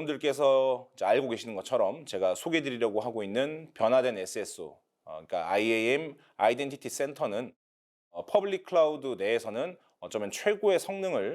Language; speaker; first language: Korean; native; Korean